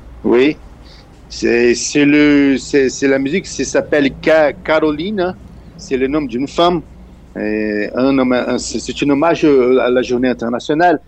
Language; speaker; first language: French; non-native, fluent; Portuguese